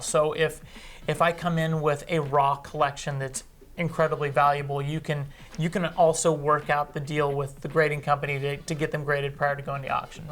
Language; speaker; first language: English; native; English